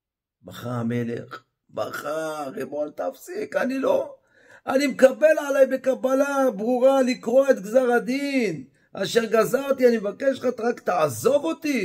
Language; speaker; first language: Hebrew; native; Hebrew